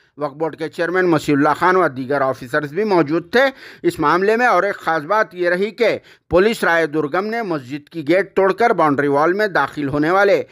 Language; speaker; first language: Hindi; non-native, local second language; Urdu